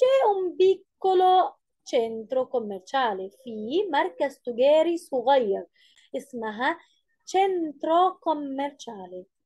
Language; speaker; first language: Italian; non-native, fluent; Arabic